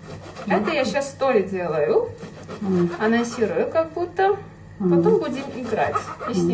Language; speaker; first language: Russian; non-native, fluent; Armenian